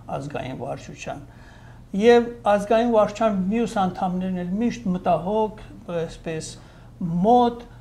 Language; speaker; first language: Armenian; native; Armenian